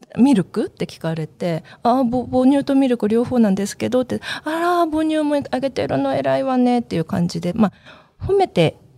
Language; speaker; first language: Japanese; early bilingual, other home language; Korean